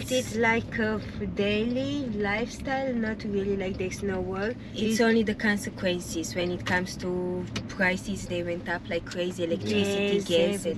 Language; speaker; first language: English; non-native, fluent; Romanian